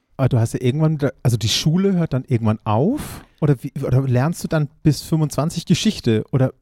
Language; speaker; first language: German; native; German